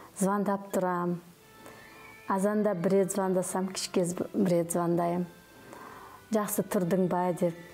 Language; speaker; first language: Kazakh; non-native, local second language; Uzbek